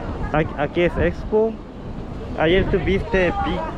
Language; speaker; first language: Spanish; non-native, learner; Korean